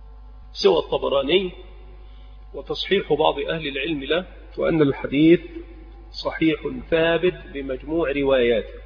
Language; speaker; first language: Arabic; native; Arabic